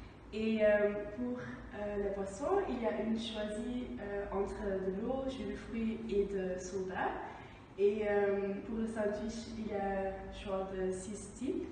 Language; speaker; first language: French; non-native, learner; Dutch